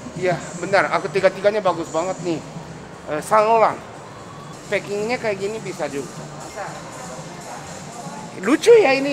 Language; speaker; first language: Indonesian; non-native, fluent; Japanese